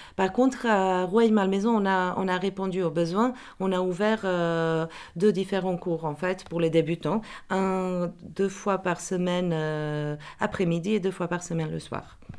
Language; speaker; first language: French; non-native, fluent; Croatian